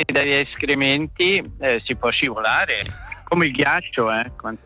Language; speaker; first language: Italian; non-native, local second language; German